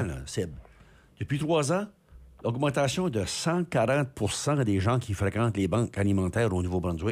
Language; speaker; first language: French; native; French